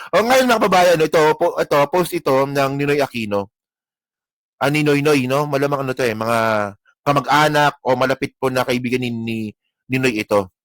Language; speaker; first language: Filipino; non-native, local second language; Hiligaynon